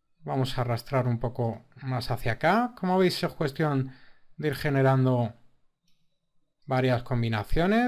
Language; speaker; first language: Spanish; native; Spanish